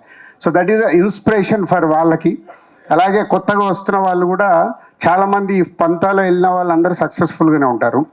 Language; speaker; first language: Telugu; native; Telugu